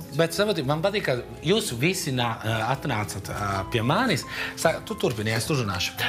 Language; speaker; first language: Latvian; non-native, fluent; Italian